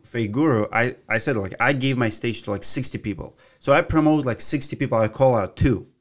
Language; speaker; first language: English; non-native, fluent; Russian